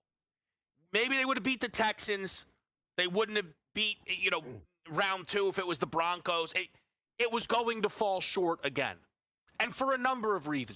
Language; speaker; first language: English; native; English